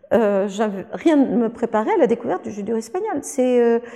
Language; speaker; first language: French; native; French